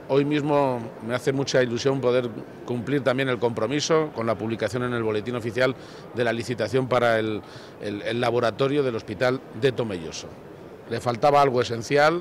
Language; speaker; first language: Spanish; native; Spanish